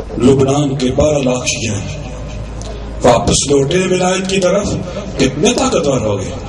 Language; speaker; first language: Urdu; non-native, local second language; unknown